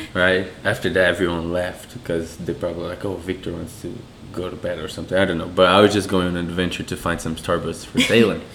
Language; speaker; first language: English; non-native, fluent; Portuguese